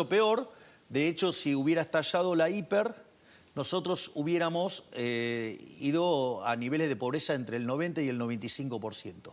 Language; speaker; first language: Spanish; native; Spanish